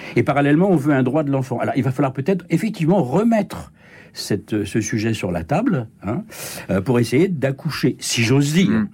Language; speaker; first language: French; native; French